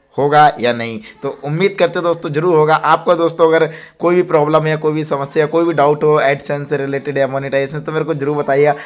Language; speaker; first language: Hindi; native; Hindi